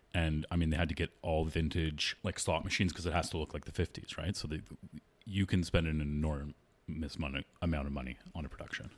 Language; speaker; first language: English; native; English